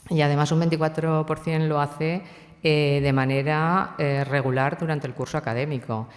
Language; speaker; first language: Spanish; non-native, local second language; Catalan